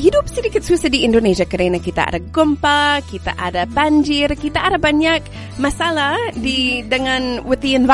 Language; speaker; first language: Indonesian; non-native, learner; English